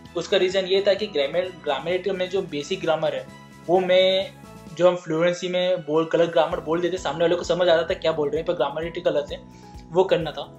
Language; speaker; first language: Hindi; native; Hindi